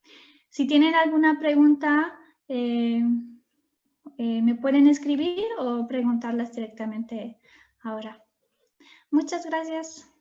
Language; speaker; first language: Spanish; non-native, fluent; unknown